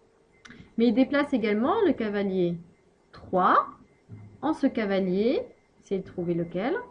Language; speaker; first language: French; native; French